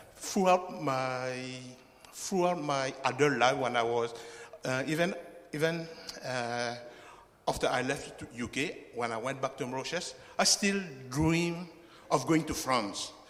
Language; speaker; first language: English; non-native, fluent; Chinese